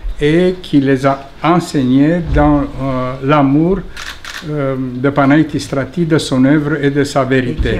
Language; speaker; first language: French; non-native, fluent; Romanian